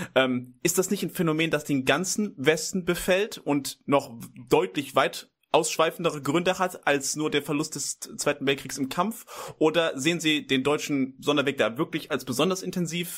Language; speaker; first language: German; native; German